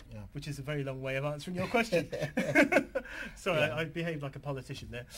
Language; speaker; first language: English; native; English